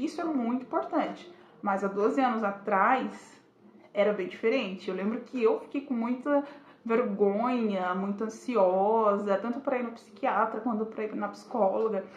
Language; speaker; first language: Portuguese; native; Portuguese